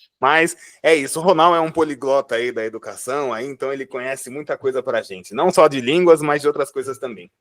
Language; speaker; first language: Portuguese; native; Portuguese